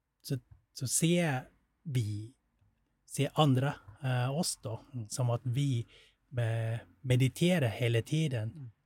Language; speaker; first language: Swedish; non-native, fluent; Thai